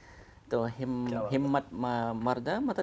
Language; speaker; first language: Hindi; non-native, fluent; Khmer